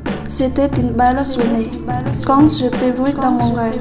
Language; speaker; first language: French; non-native, learner; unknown